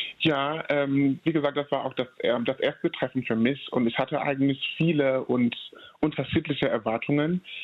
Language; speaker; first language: German; non-native, fluent; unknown